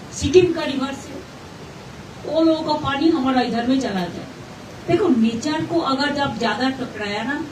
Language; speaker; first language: Hindi; non-native, local second language; Bangla